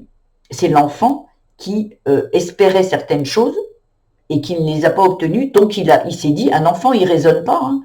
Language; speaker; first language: French; native; French